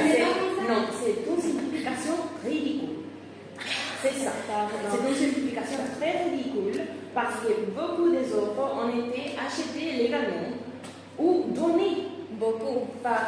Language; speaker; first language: French; non-native, fluent; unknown